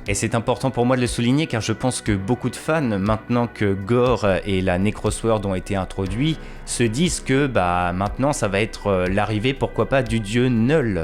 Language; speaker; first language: French; native; French